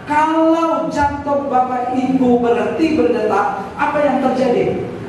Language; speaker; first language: Indonesian; native; Indonesian